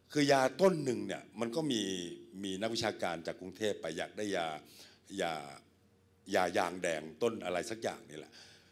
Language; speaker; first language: Thai; native; Thai